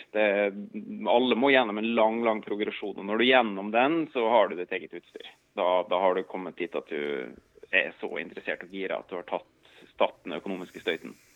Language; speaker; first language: Norwegian; native; Norwegian